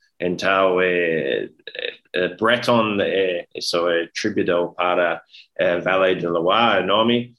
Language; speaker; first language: Portuguese; non-native, learner; English